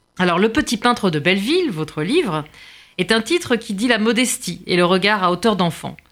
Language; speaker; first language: French; native; French